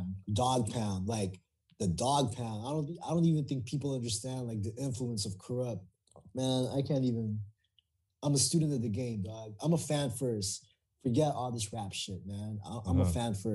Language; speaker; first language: English; early bilingual, other home language; Filipino